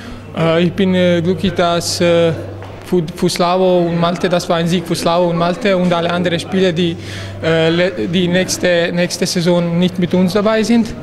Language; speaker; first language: German; non-native, fluent; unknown